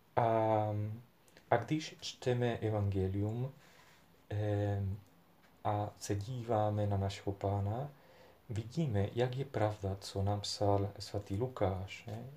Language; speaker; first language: Czech; non-native, fluent; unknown